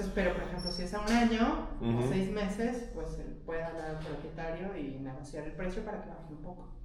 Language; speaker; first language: Spanish; native; Spanish